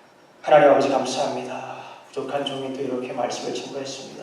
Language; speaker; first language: Korean; native; Korean